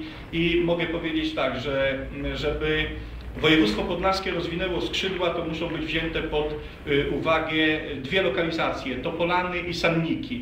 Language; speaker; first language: Polish; native; Polish